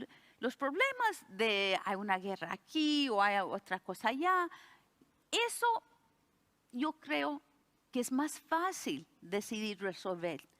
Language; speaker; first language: Spanish; early bilingual, heritage; Spanish